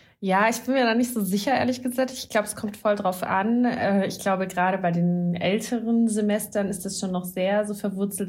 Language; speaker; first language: German; native; German